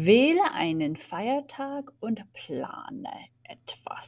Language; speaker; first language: German; non-native, fluent; English